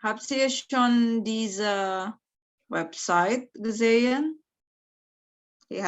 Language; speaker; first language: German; non-native, fluent; Indonesian